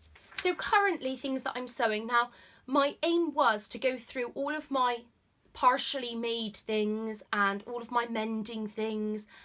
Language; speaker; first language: English; native; English